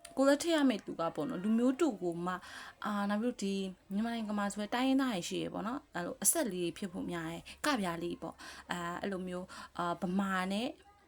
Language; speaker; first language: Burmese; native; Burmese